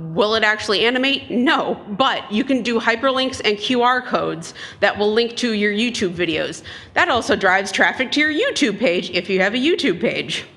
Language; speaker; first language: English; native; English